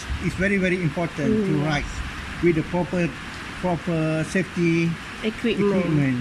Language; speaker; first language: English; non-native, local second language; Malay